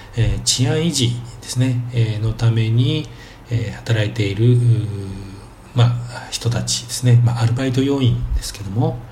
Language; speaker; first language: Japanese; native; Japanese